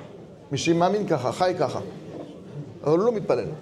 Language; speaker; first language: Hebrew; non-native, fluent; French